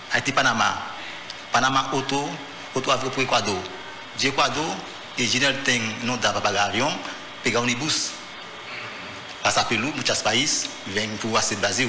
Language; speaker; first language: Portuguese; non-native, learner; Haitian Creole